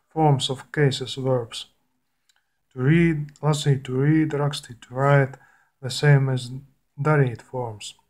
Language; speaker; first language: English; non-native, learner; Latvian